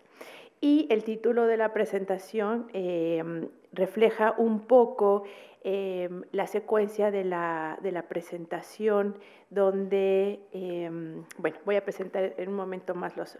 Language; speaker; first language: Spanish; native; Spanish